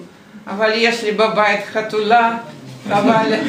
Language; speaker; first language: Hebrew; non-native, fluent; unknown